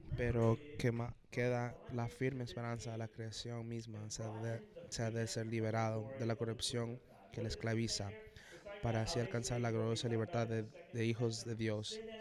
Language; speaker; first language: Spanish; non-native, fluent; English